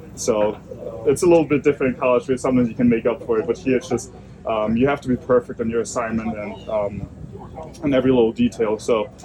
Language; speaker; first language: English; non-native, fluent; German